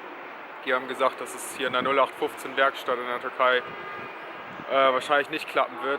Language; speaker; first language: German; native; German